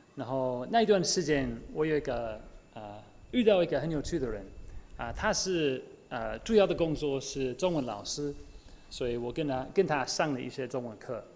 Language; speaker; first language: Chinese; non-native, fluent; English